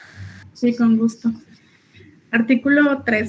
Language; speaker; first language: Spanish; native; Spanish